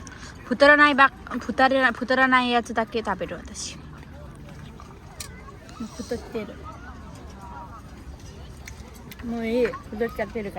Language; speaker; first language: Japanese; non-native, local second language; Nepali